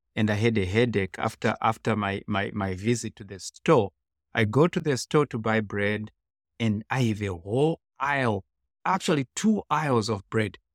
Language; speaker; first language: English; non-native, local second language; Shona